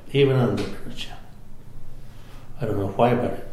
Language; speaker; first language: English; non-native, fluent; Spanish